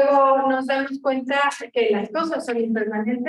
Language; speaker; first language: Spanish; native; Spanish